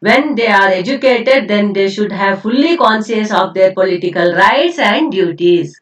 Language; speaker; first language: English; non-native, local second language; Kannada